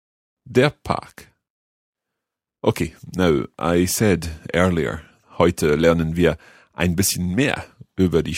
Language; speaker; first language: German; non-native, learner; English